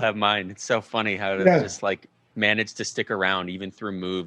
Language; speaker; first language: English; native; English